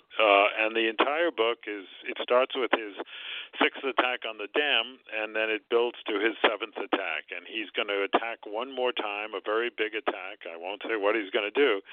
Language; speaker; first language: English; native; English